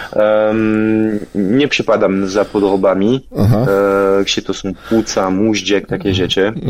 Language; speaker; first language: Polish; non-native, fluent; French